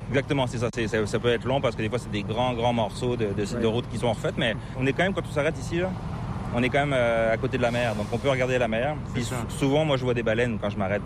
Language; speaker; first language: French; native; French